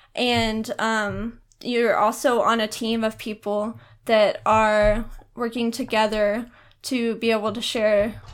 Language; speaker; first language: English; native; English